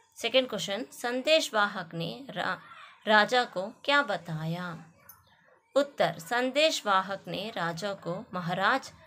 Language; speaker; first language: Hindi; non-native, local second language; Kannada